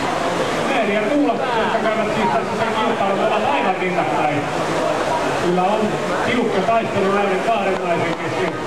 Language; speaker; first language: Finnish; native; Finnish